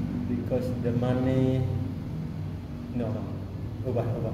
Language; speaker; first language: English; non-native, fluent; Indonesian